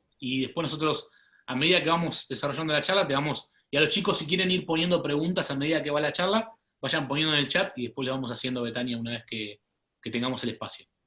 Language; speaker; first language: Spanish; native; Spanish